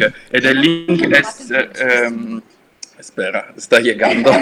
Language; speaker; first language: Spanish; non-native, fluent; French